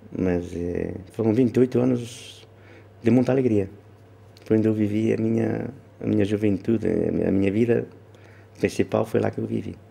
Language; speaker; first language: Portuguese; native; Portuguese